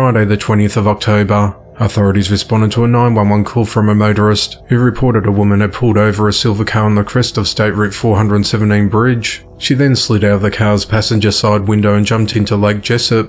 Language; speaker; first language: English; native; English